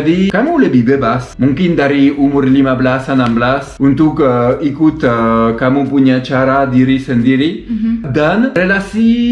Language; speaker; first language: Indonesian; non-native, learner; French